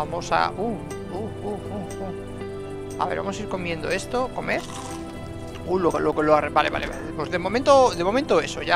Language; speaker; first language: Spanish; native; Spanish